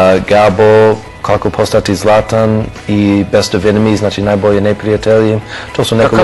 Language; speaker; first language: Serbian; non-native, fluent; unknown